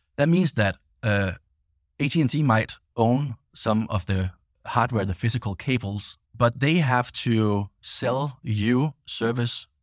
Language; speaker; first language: English; non-native, fluent; Danish